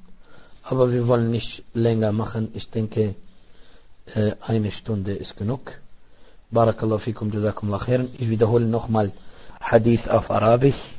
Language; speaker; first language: German; non-native, fluent; Arabic